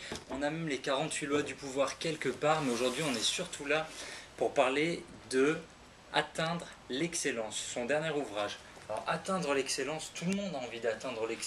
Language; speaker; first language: French; native; French